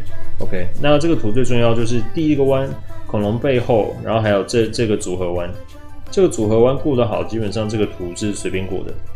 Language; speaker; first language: Chinese; native; Chinese